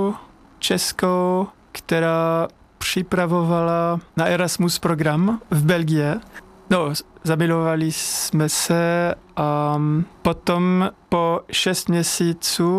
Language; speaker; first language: Czech; non-native, fluent; French